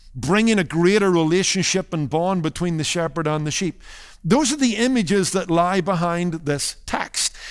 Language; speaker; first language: English; native; English